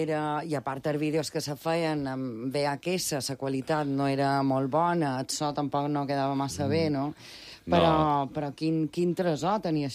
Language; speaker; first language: Catalan; native; Catalan